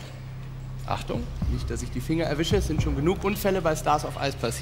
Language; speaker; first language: German; native; German